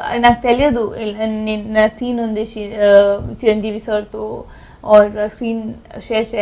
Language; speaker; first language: Telugu; non-native, learner; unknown